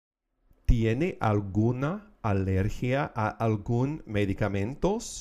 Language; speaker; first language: Spanish; non-native, fluent; English